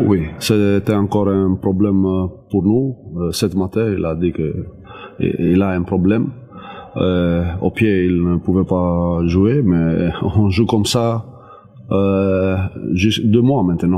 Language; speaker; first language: French; non-native, learner; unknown